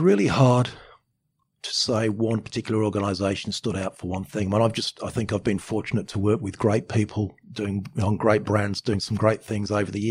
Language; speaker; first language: English; native; English